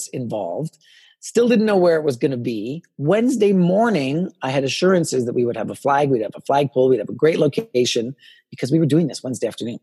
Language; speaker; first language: English; native; English